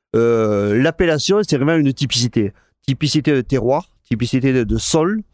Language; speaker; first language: French; non-native, fluent; Spanish